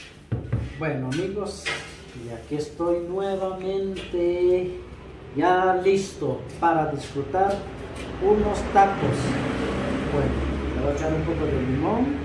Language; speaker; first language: Spanish; native; Spanish